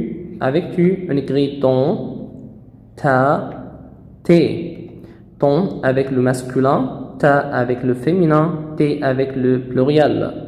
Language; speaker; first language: French; non-native, fluent; Arabic